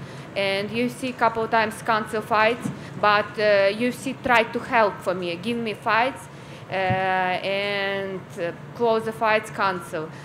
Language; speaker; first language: English; non-native, learner; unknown